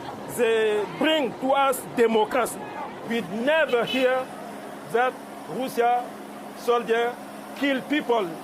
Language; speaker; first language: English; non-native, learner; Sango